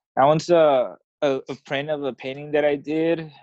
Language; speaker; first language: English; early bilingual, other home language; Spanish